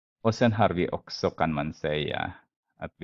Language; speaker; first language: Swedish; non-native, fluent; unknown